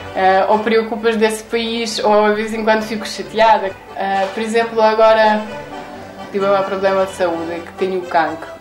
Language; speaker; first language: Portuguese; non-native, fluent; Ukrainian